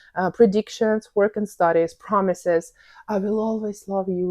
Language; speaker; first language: English; non-native, fluent; Ukrainian